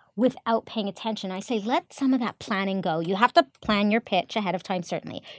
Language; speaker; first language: English; native; English